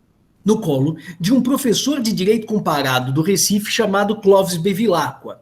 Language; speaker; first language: Portuguese; native; Portuguese